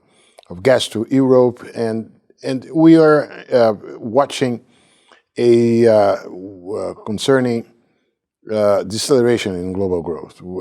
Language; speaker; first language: English; non-native, fluent; Portuguese